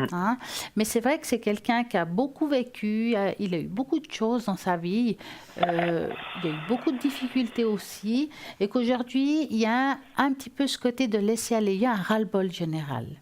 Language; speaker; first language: French; native; French